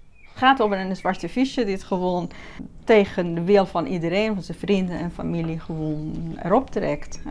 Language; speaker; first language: Dutch; non-native, fluent; Persian